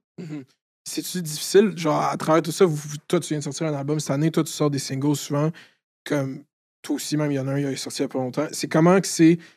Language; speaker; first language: French; native; French